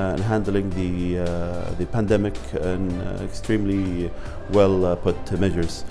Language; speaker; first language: English; non-native, fluent; Arabic